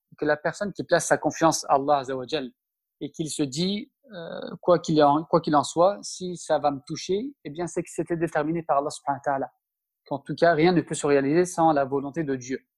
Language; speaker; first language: French; early bilingual, other home language; Turkish